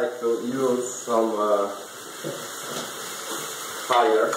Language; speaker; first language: English; non-native, learner; Hungarian